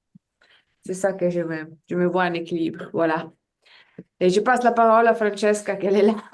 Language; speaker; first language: French; non-native, learner; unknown